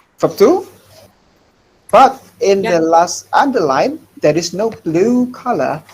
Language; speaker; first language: English; non-native, fluent; Indonesian